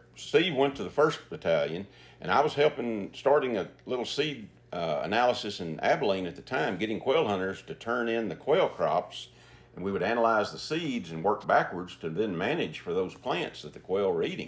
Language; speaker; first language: English; native; English